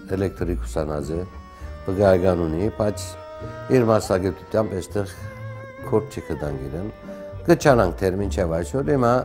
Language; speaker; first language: Armenian; early bilingual, heritage; Armenian